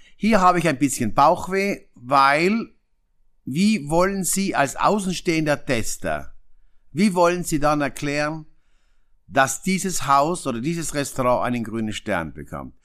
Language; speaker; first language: German; native; German